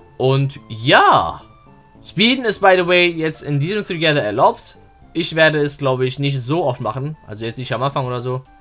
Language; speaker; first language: German; early bilingual, other home language; Turkish